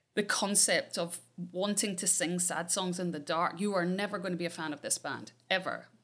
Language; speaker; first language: English; native; English